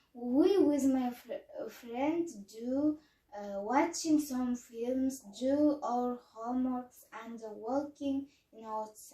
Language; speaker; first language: English; non-native, learner; Kazakh